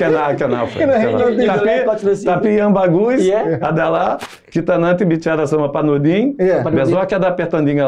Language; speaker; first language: Indonesian; non-native, fluent; Portuguese